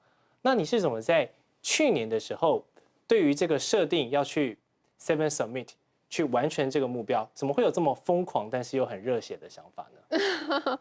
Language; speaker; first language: Chinese; native; Chinese